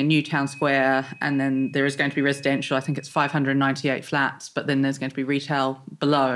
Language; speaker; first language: English; native; English